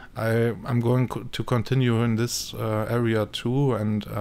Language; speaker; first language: English; non-native, fluent; German